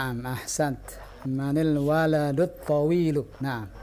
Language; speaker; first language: Arabic; non-native, fluent; Indonesian